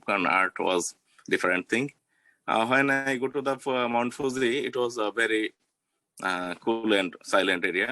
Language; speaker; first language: English; non-native, learner; Bangla